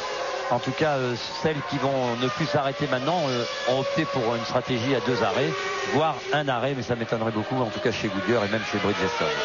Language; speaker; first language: French; native; French